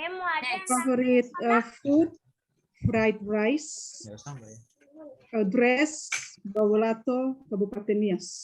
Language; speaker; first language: English; non-native, learner; Indonesian